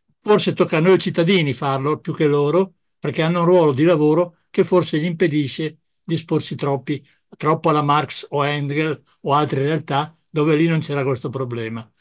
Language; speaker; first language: Italian; native; Italian